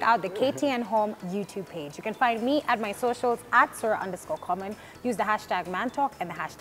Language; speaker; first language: English; non-native, local second language; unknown